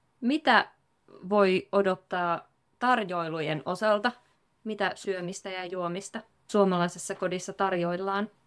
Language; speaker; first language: Finnish; native; Finnish